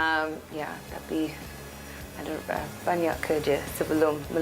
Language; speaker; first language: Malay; non-native, learner; English